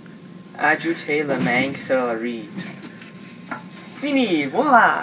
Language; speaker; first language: French; non-native, learner; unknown